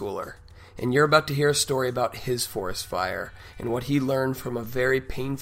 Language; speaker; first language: English; native; English